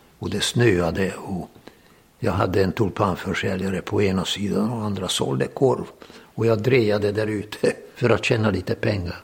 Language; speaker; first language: Swedish; non-native, fluent; Hungarian